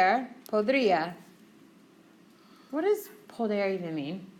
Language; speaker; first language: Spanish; non-native, fluent; English